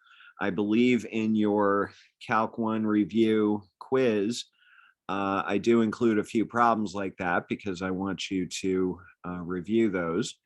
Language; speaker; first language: English; native; English